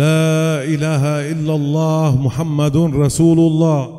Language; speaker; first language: Arabic; native; Arabic